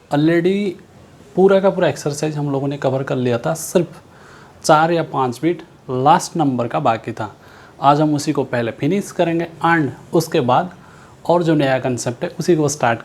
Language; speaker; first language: Hindi; non-native, local second language; Odia